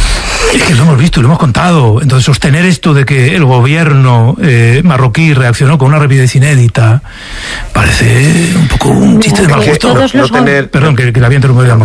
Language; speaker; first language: Spanish; native; Spanish